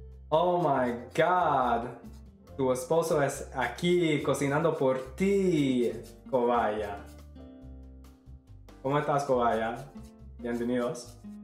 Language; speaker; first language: Spanish; non-native, learner; English